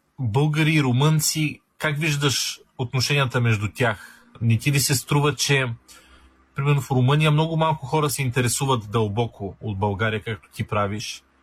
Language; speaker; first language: Bulgarian; native; Bulgarian